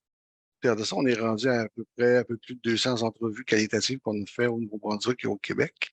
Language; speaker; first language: French; native; French